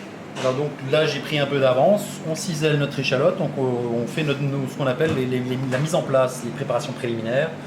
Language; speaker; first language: French; native; French